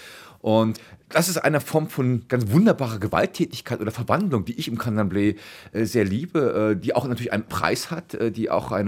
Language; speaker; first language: German; native; German